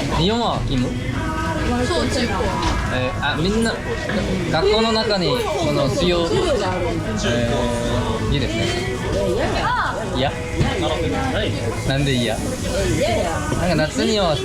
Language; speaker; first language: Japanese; non-native, learner; Korean